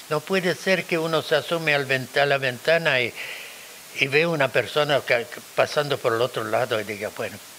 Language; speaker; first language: Spanish; non-native, fluent; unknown